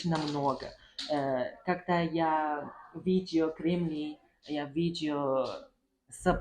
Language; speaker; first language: Russian; non-native, learner; Chinese